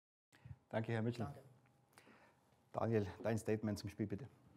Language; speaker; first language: German; native; German